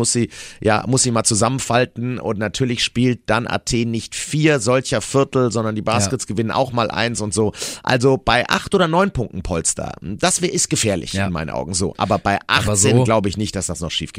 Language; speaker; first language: German; native; German